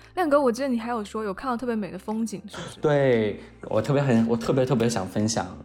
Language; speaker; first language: Chinese; native; Chinese